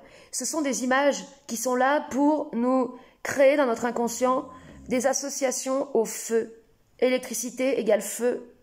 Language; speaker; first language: French; native; French